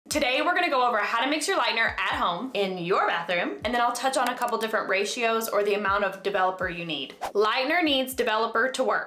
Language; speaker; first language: English; native; English